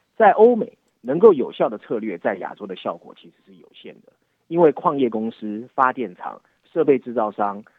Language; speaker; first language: Chinese; native; Chinese